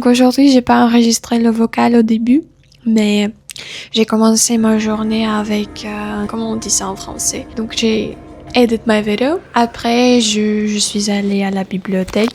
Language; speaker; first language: French; non-native, fluent; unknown